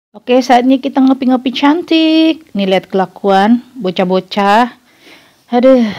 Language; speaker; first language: Indonesian; native; Indonesian